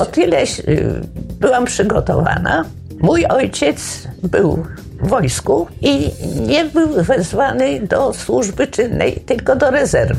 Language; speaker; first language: Polish; native; Polish